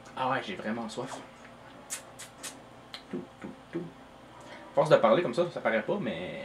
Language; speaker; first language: French; native; French